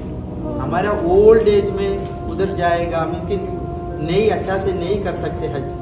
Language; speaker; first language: Hindi; non-native, local second language; Malayalam